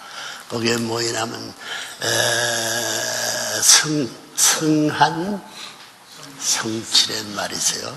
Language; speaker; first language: Korean; native; Korean